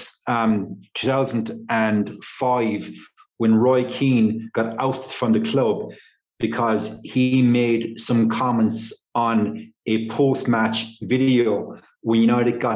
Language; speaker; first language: English; native; English